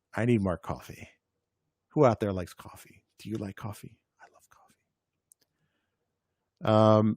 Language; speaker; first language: English; native; English